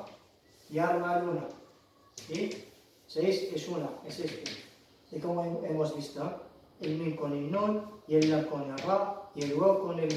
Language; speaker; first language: Spanish; non-native, fluent; Arabic